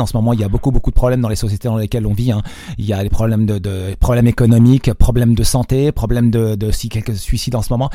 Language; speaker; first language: French; non-native, local second language; Arabic